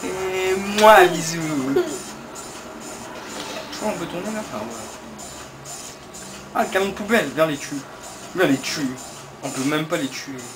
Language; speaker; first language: French; native; French